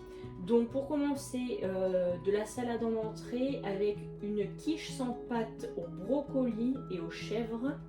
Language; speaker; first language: French; native; French